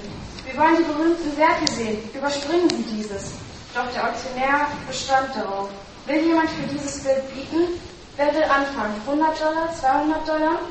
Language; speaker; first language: German; native; German